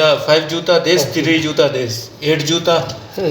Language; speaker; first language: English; non-native, learner; Indonesian